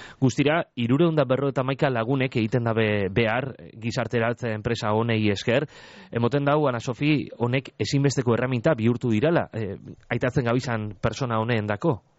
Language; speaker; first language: Basque; native; Basque